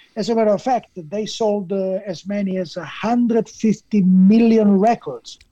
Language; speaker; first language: English; non-native, fluent; Italian